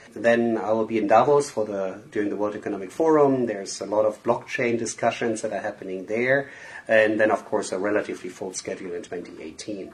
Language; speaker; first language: English; non-native, fluent; German